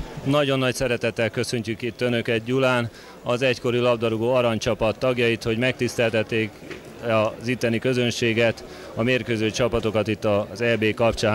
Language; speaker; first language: Hungarian; native; Hungarian